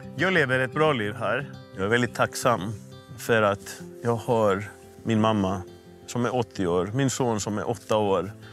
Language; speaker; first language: Swedish; early bilingual, heritage; Swedish